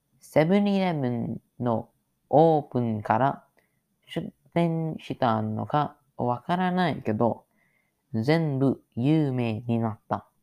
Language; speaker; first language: Japanese; non-native, learner; English